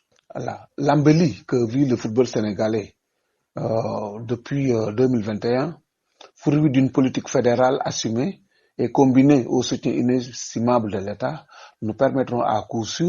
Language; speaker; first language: French; non-native, local second language; Wolof